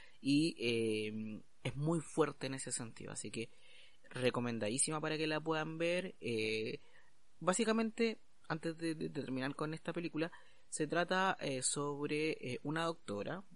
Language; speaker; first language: Spanish; native; Spanish